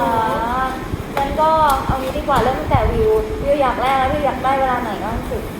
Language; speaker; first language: Thai; native; Thai